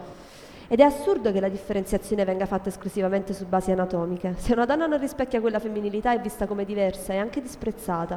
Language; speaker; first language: Italian; native; Italian